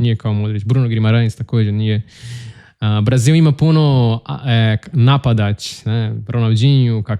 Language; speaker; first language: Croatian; non-native, learner; Portuguese